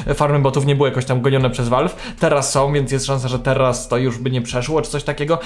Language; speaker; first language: Polish; native; Polish